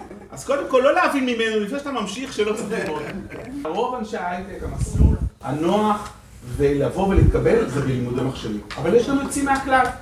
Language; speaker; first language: Hebrew; native; Hebrew